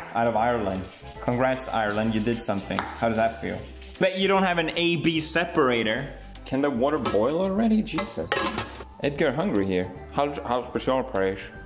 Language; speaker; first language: English; non-native, fluent; Swedish